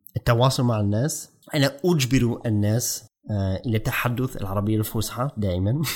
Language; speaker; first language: Arabic; non-native, fluent; German